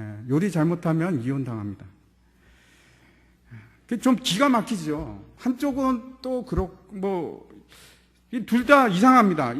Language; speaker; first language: Korean; native; Korean